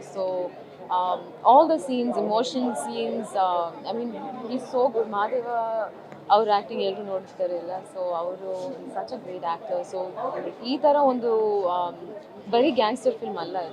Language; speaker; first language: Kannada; non-native, learner; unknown